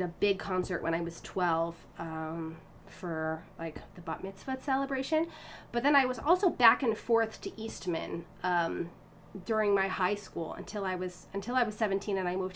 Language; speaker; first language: English; native; English